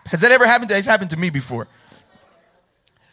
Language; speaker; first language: English; native; English